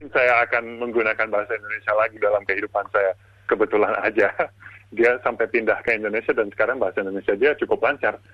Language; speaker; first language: Indonesian; non-native, fluent; English